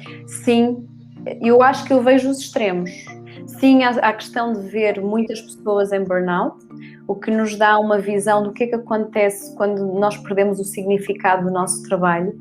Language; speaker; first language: Portuguese; native; Portuguese